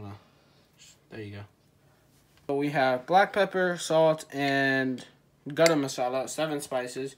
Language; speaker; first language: English; early bilingual, other home language; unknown